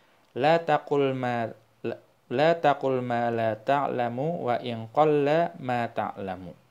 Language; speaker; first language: Arabic; non-native, fluent; Indonesian